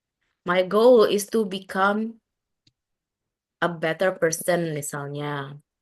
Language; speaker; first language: English; non-native, fluent; Indonesian